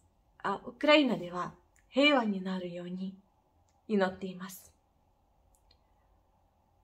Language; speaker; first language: Japanese; non-native, fluent; Ukrainian